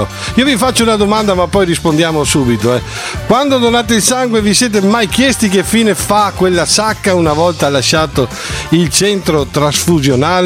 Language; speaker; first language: Italian; native; Italian